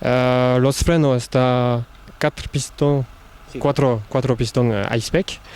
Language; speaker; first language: Spanish; early bilingual, heritage; French